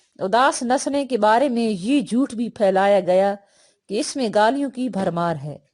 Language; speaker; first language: Urdu; native; Urdu